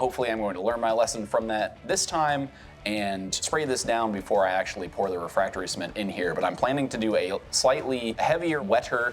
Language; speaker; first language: English; native; English